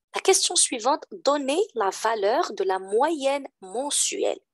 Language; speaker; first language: French; non-native, local second language; Arabic